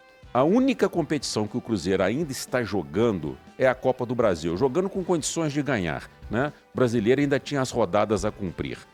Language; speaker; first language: Portuguese; native; Portuguese